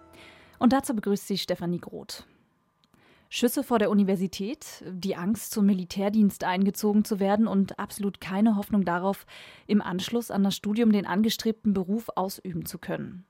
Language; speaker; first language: German; native; German